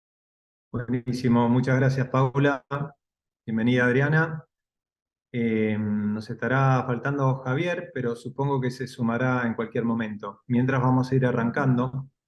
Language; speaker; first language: Spanish; native; Spanish